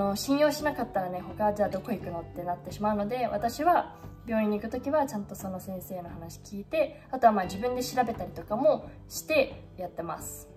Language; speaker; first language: Japanese; early bilingual, heritage; Japanese